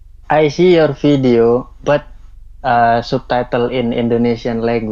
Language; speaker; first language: English; non-native, learner; Indonesian